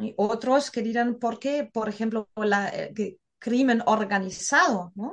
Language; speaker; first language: Spanish; non-native, fluent; German